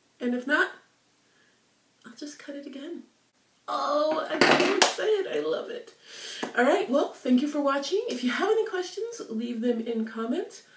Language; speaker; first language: English; native; English